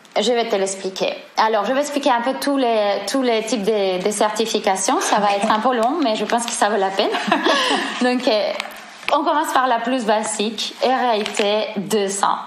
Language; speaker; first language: French; non-native, fluent; Spanish